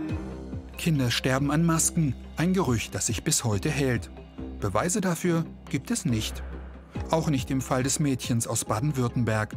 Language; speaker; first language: German; native; German